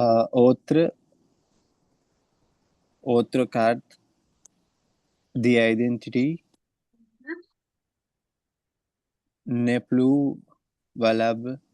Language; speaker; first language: French; non-native, learner; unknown